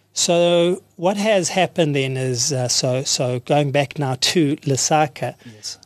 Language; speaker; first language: English; native; English